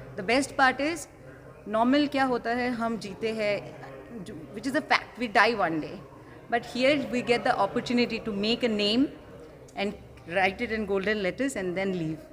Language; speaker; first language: Hindi; non-native, local second language; Assamese